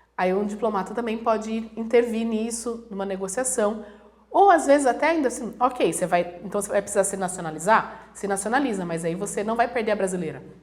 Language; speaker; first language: Portuguese; native; Portuguese